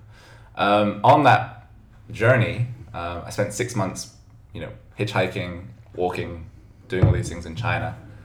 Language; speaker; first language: English; native; English